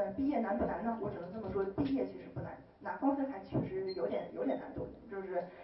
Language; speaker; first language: Chinese; native; Chinese